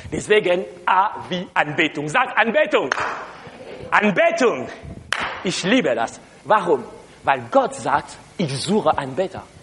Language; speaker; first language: German; non-native, learner; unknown